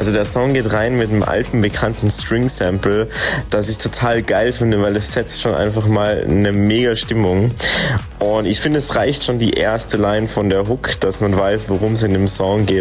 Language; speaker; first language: German; native; German